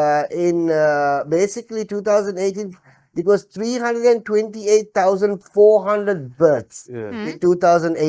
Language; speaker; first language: English; non-native, local second language; Sinhala